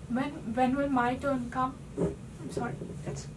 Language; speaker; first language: English; non-native, local second language; Hindi